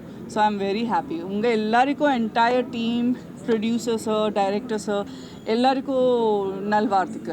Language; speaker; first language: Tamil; non-native, fluent; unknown